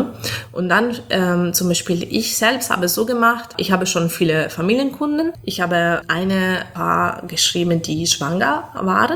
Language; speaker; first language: German; non-native, fluent; Italian